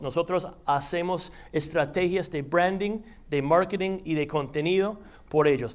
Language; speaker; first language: Spanish; non-native, fluent; English